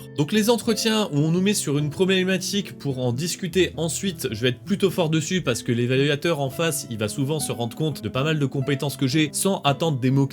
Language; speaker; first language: French; native; French